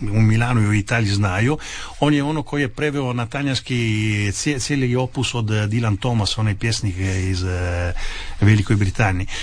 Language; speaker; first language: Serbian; non-native, fluent; Italian